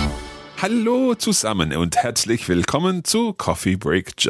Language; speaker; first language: German; non-native, learner; English